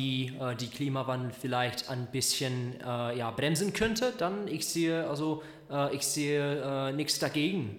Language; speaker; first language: German; non-native, learner; Czech